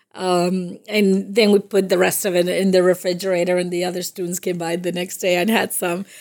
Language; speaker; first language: English; non-native, fluent; Spanish